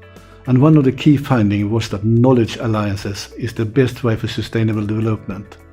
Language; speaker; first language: English; non-native, fluent; Swedish